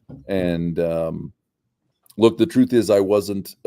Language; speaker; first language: English; native; English